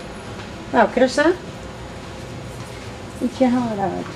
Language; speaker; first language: Dutch; native; Dutch